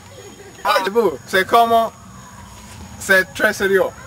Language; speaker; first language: French; non-native, learner; English